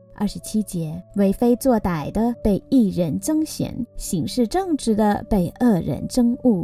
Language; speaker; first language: Chinese; native; Chinese